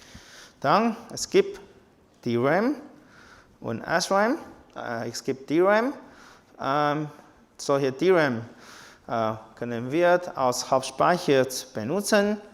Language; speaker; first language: German; non-native, fluent; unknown